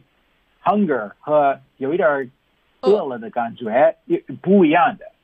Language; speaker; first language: Chinese; non-native, fluent; English